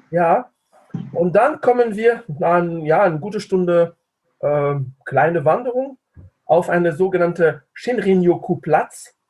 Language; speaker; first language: German; non-native, fluent; French